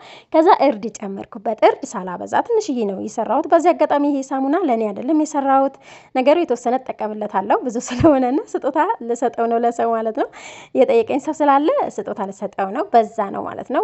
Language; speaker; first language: Amharic; native; Amharic